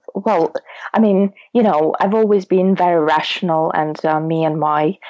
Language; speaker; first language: English; non-native, fluent; Russian